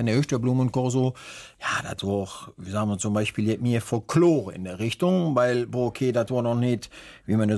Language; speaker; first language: German; native; German